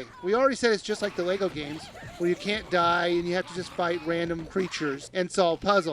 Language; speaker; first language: English; native; English